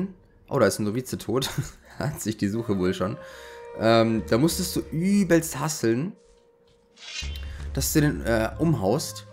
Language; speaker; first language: German; native; German